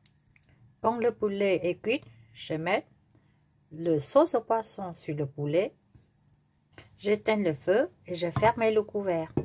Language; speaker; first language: French; non-native, learner; Vietnamese